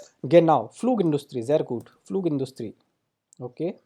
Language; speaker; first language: German; non-native, fluent; Hindi